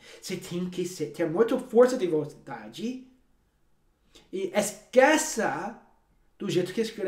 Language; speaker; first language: Portuguese; non-native, fluent; English